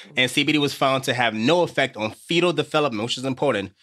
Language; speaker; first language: English; native; English